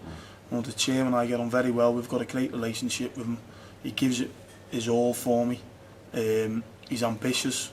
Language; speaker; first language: English; native; English